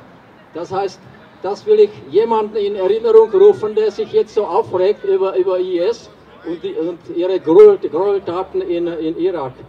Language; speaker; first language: German; non-native, fluent; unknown